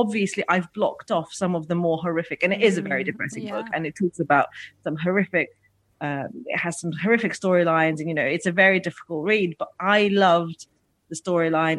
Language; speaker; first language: English; non-native, fluent; Russian